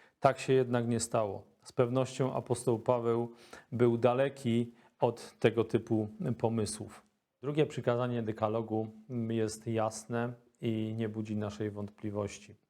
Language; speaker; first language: Polish; native; Polish